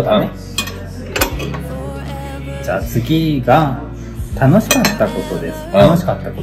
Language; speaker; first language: Japanese; native; Japanese